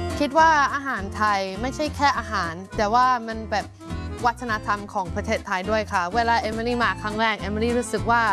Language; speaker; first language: Thai; non-native, fluent; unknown